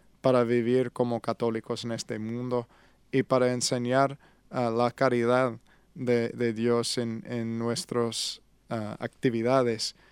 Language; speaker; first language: Spanish; non-native, learner; English